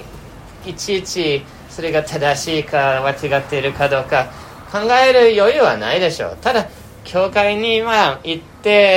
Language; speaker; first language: Japanese; non-native, fluent; English